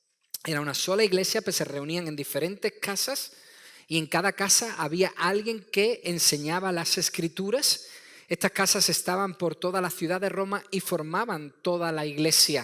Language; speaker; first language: Spanish; native; Spanish